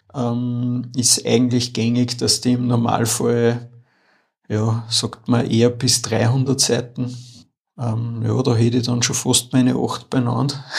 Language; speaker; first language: German; native; German